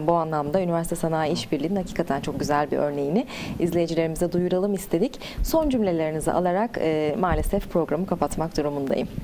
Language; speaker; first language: Turkish; native; Turkish